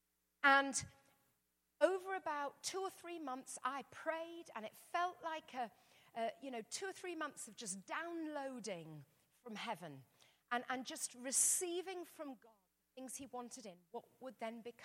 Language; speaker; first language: English; native; English